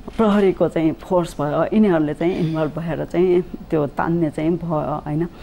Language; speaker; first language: Nepali; non-native, local second language; Newari